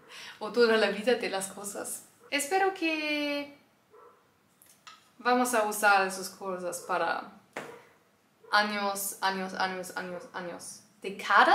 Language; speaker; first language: Spanish; non-native, learner; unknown